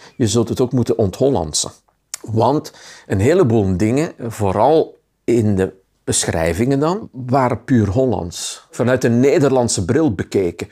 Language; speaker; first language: Dutch; native; Dutch